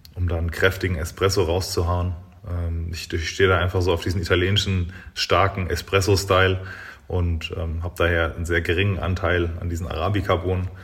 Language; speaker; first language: German; native; German